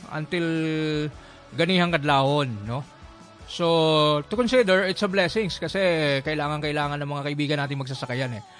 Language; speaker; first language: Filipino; non-native, local second language; Cebuano